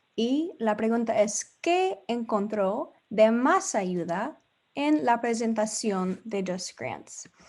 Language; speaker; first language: Spanish; non-native, fluent; English